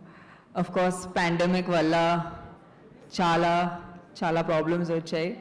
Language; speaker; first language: Telugu; non-native, fluent; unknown